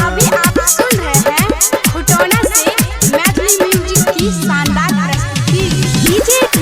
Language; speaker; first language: Hindi; non-native, local second language; Maithili